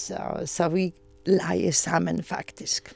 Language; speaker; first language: Danish; non-native, learner; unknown